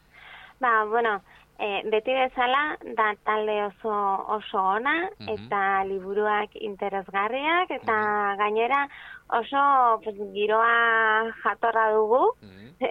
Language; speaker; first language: Basque; non-native, fluent; Spanish